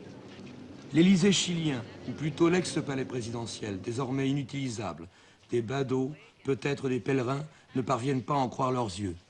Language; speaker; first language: French; native; French